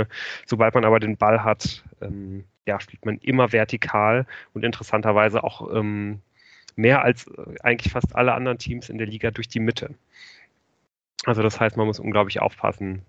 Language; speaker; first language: German; native; German